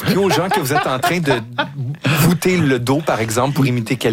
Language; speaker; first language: French; native; French